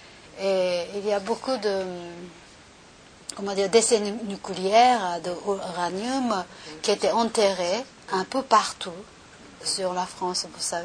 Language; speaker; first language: French; non-native, learner; Japanese